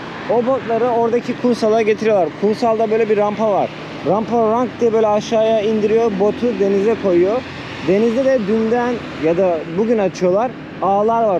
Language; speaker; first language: Turkish; native; Turkish